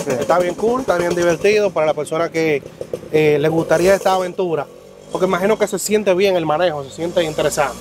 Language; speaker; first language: Spanish; native; Spanish